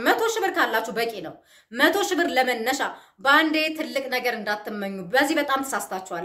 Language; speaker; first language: Amharic; native; Amharic